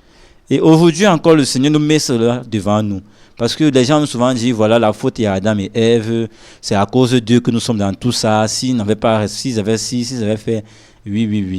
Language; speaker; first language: French; non-native, local second language; Lingala